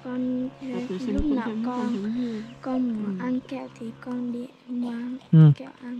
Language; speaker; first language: Vietnamese; non-native, local second language; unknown